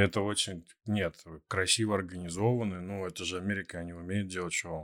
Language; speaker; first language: Russian; native; Russian